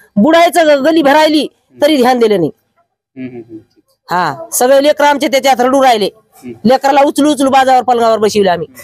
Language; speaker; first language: Marathi; non-native, local second language; Lambadi